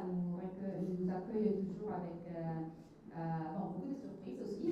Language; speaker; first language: French; non-native, fluent; Italian